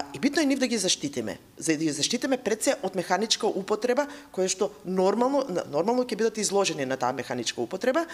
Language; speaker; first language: Macedonian; native; Macedonian